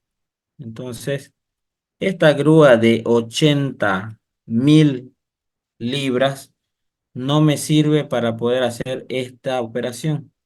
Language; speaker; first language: Spanish; native; Spanish